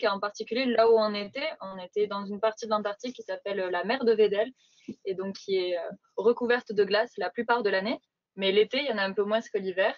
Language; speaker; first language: French; native; French